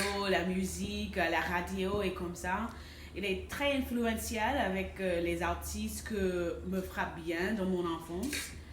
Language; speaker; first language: French; non-native, fluent; English